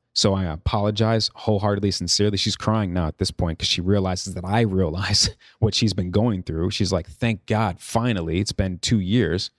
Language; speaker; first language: English; native; English